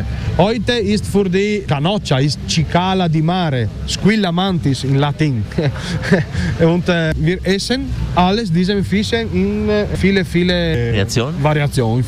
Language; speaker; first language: German; non-native, learner; Italian